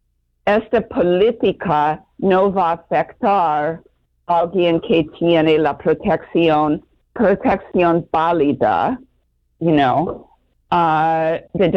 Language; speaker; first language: Spanish; non-native, fluent; English